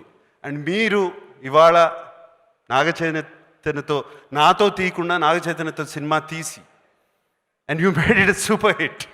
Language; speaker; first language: Telugu; native; Telugu